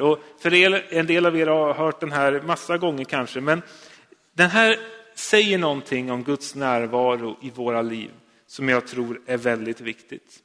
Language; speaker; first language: Swedish; native; Swedish